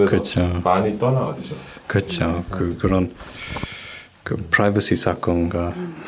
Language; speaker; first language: Korean; non-native, fluent; English